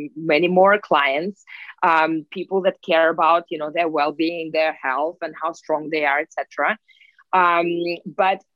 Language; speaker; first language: English; non-native, fluent; Russian